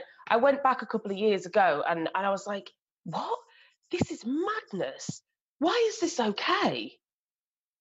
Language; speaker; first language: English; native; English